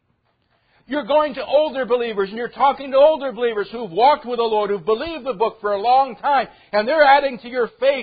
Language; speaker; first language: English; native; English